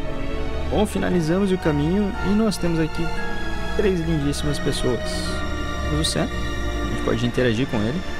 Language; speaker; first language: Portuguese; native; Portuguese